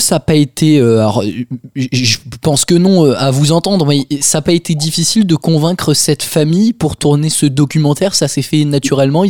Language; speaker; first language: French; native; French